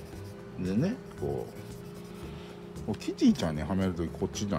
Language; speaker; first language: Japanese; native; Japanese